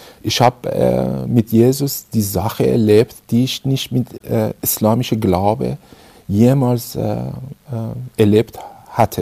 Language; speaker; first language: German; non-native, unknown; Persian